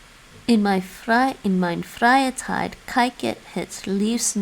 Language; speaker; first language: Dutch; non-native, learner; English